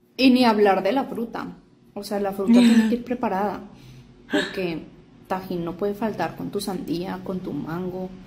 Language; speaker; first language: Spanish; native; Spanish